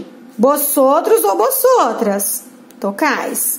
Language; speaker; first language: Spanish; non-native, fluent; Portuguese